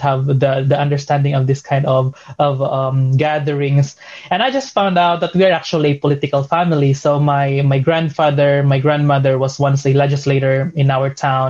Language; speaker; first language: English; non-native, local second language; Waray